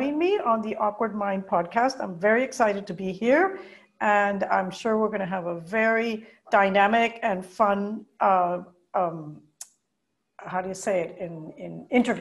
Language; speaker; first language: English; non-native, fluent; Spanish